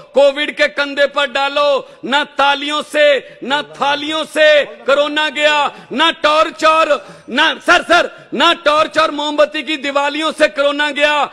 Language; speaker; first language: Hindi; non-native, local second language; Punjabi